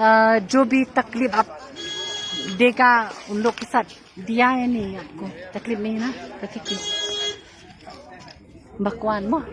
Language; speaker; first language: Hindi; non-native, local second language; Khasi